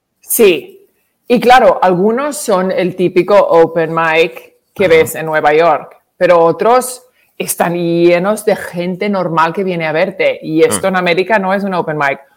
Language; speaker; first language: Spanish; early bilingual, heritage; English